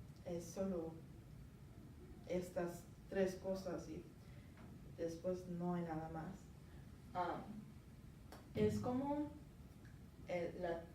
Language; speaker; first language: Spanish; non-native, learner; English